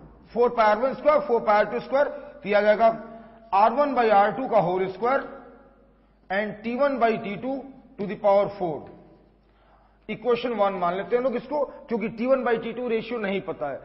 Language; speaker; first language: Hindi; native; Hindi